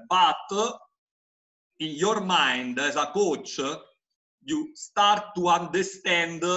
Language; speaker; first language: English; non-native, fluent; Italian